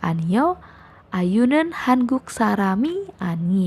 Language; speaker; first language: Korean; non-native, fluent; Indonesian